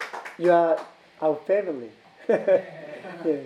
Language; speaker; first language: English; non-native, learner; Korean